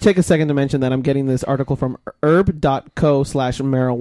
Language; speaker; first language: English; native; English